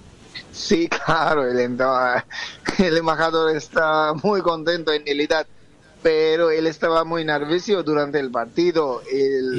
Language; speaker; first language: Spanish; non-native, fluent; Bangla